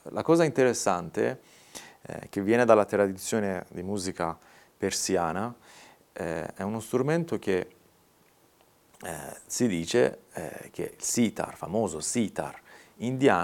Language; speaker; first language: Italian; non-native, fluent; Persian